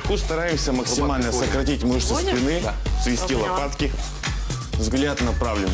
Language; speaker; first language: Russian; native; Russian